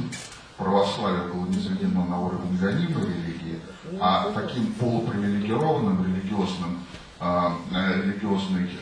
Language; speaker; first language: Russian; native; Russian